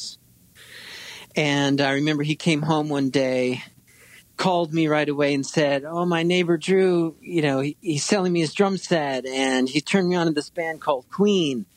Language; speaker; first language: English; native; English